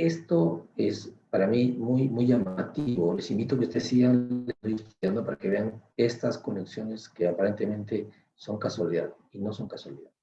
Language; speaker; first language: Spanish; native; Spanish